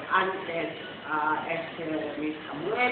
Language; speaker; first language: Spanish; non-native, local second language; Chavacano